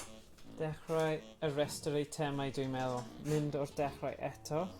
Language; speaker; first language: Welsh; native; Welsh